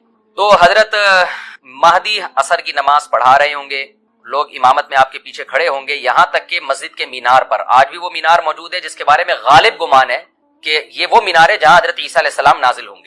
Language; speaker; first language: Urdu; native; Urdu